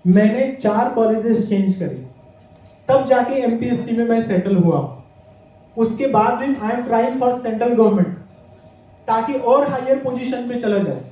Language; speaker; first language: Hindi; non-native, local second language; Marathi